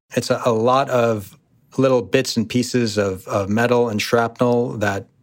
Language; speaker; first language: English; native; English